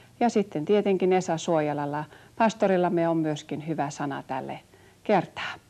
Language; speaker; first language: Finnish; native; Finnish